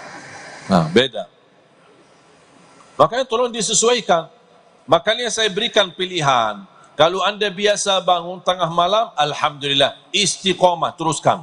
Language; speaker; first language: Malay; non-native, fluent; Arabic